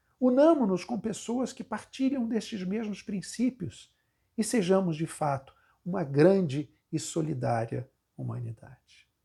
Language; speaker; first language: Portuguese; native; Portuguese